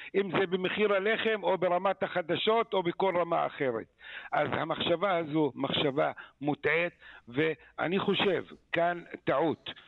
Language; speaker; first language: Hebrew; non-native, local second language; Arabic